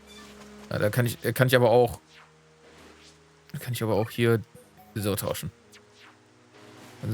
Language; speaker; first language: German; native; German